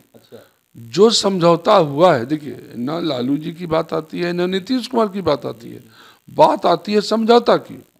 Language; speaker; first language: Hindi; native; Hindi